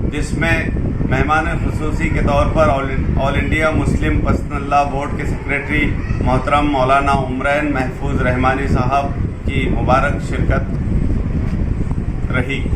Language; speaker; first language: Urdu; native; Urdu